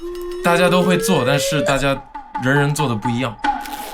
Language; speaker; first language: Chinese; non-native, local second language; English